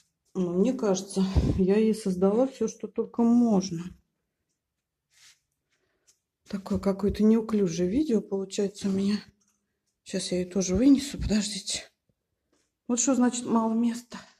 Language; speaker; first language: Russian; native; Russian